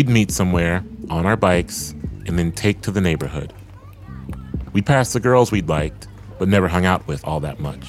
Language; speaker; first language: English; native; English